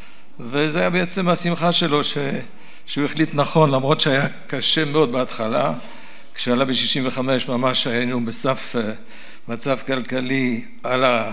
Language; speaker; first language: Hebrew; early bilingual, other home language; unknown